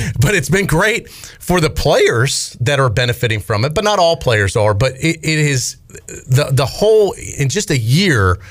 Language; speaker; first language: English; native; English